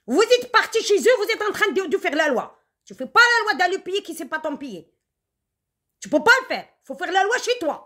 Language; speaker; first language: French; non-native, local second language; Arabic